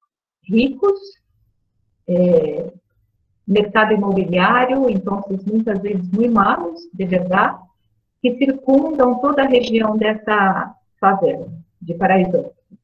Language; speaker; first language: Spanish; non-native, learner; Portuguese